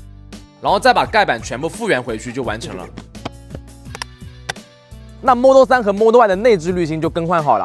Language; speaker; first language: Chinese; native; Chinese